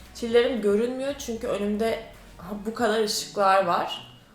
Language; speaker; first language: Turkish; native; Turkish